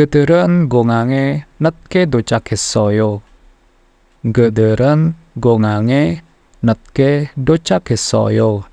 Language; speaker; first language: Korean; non-native, fluent; Indonesian